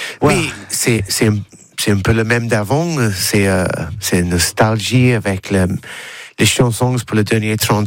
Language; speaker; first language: French; non-native, learner; English